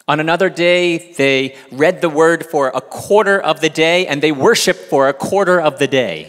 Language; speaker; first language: English; early bilingual, other home language; Korean